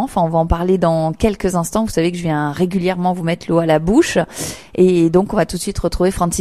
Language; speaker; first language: French; native; French